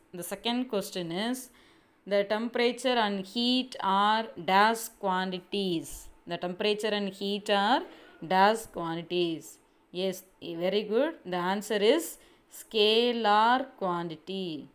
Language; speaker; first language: English; non-native, local second language; Tamil